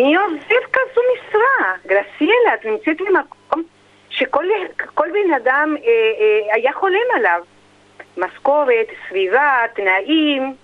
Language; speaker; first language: Hebrew; non-native, fluent; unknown